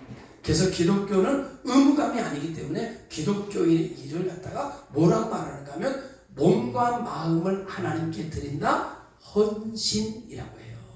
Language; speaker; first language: Korean; native; Korean